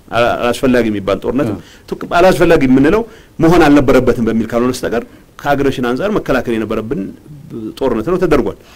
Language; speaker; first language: Amharic; non-native, local second language; Tigrinya